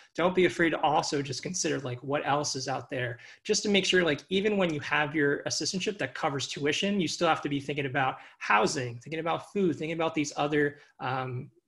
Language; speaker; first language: English; native; English